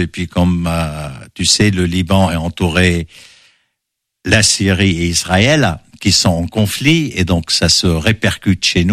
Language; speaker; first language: French; non-native, local second language; Arabic